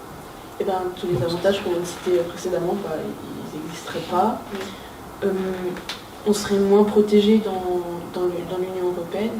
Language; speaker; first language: French; native; French